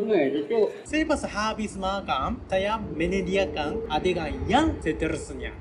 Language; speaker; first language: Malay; non-native, learner; Japanese